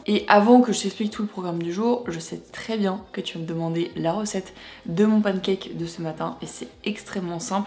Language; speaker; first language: French; native; French